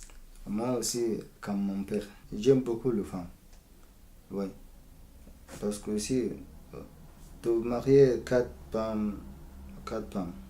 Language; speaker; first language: French; non-native, learner; Arabic